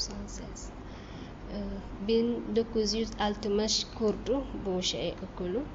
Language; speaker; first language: Turkish; non-native, learner; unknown